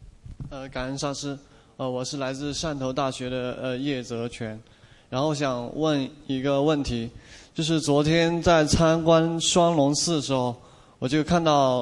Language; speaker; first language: Chinese; native; Chinese